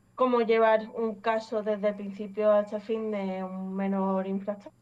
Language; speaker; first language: Spanish; early bilingual, other home language; English